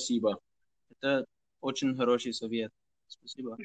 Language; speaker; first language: Russian; non-native, fluent; English